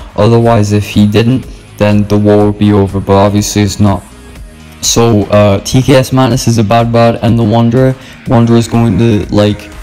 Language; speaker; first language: English; native; English